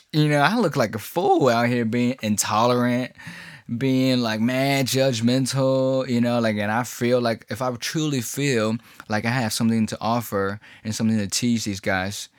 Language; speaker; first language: English; early bilingual, other home language; Chinese